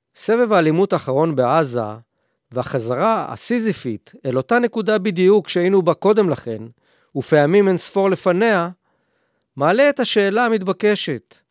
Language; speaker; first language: Hebrew; native; Hebrew